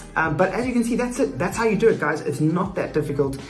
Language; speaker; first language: English; native; English